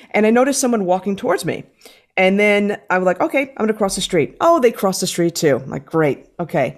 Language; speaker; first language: English; native; English